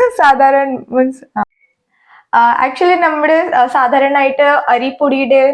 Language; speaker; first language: Malayalam; native; Malayalam